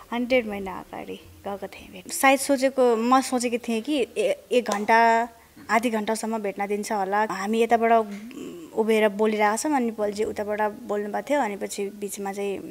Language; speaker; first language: Nepali; non-native, local second language; Dangaura Tharu